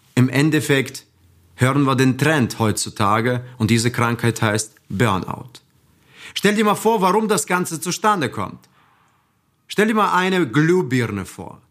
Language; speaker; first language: German; non-native, fluent; Russian